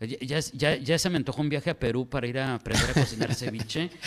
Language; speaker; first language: Spanish; native; Spanish